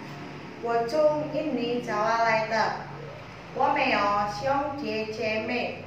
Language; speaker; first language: Chinese; non-native, learner; Indonesian